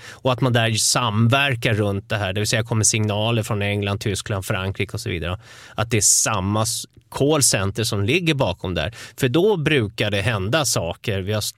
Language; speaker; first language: Swedish; native; Swedish